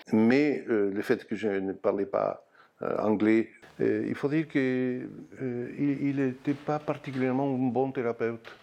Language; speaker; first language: French; non-native, fluent; Spanish